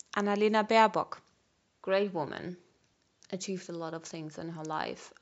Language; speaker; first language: English; non-native, fluent; German